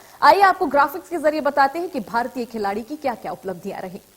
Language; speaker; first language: Hindi; native; Hindi